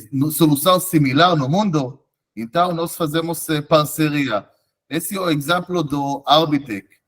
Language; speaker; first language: Portuguese; non-native, fluent; Hebrew